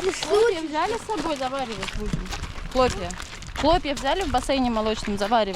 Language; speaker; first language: Russian; native; Russian